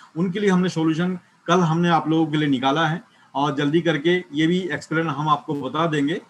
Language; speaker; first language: Hindi; native; Hindi